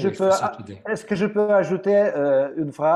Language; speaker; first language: French; non-native, fluent; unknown